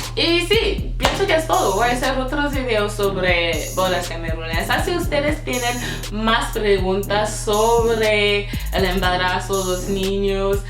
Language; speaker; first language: Spanish; non-native, fluent; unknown